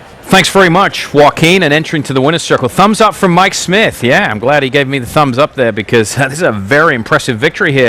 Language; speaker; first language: English; native; English